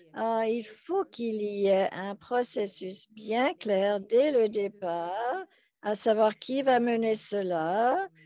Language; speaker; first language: French; non-native, fluent; English